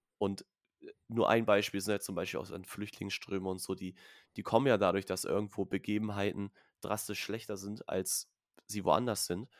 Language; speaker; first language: German; native; German